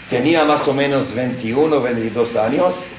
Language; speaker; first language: Spanish; non-native, fluent; Hebrew